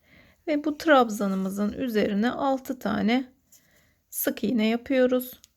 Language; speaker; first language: Turkish; native; Turkish